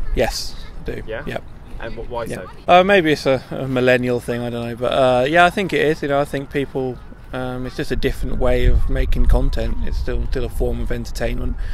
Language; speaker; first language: English; native; English